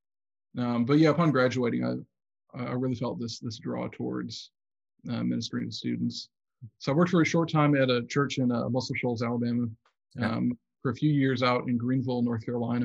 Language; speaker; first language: English; native; English